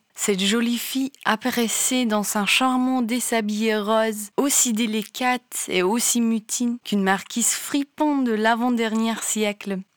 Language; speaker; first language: French; non-native, fluent; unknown